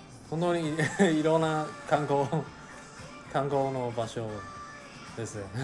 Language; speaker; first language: Japanese; non-native, learner; Chinese